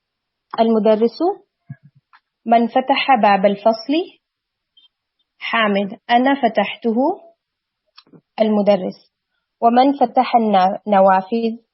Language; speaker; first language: Arabic; non-native, fluent; Urdu